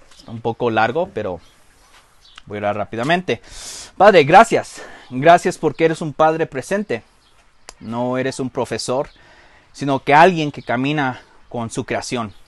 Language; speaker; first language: Spanish; early bilingual, heritage; Spanish